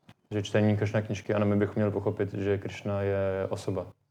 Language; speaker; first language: Czech; native; Czech